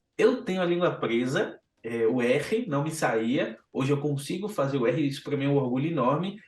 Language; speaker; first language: Portuguese; native; Portuguese